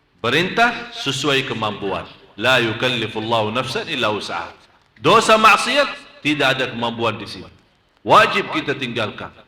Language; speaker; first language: Malay; non-native, fluent; Arabic